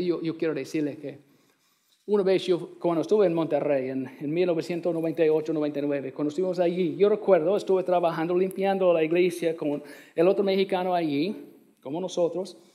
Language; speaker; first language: Spanish; non-native, learner; English